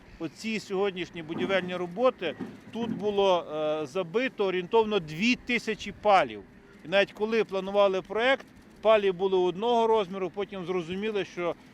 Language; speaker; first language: Ukrainian; native; Ukrainian